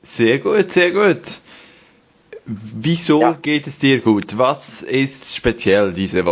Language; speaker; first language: German; native; German